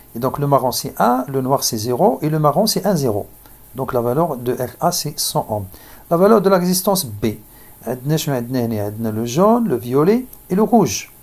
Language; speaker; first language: French; non-native, local second language; Arabic